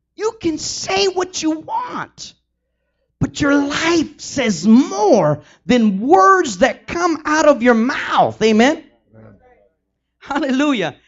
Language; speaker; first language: English; early bilingual, other home language; Spanish